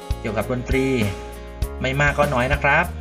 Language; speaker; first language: Thai; native; Thai